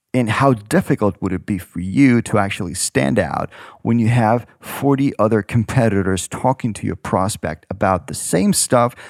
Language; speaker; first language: English; non-native, fluent; Ukrainian